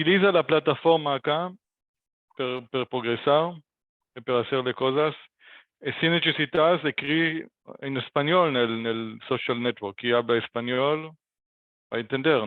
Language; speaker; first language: Spanish; non-native, learner; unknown